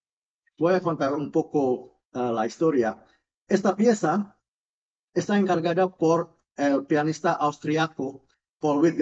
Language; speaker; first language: Spanish; non-native, fluent; Indonesian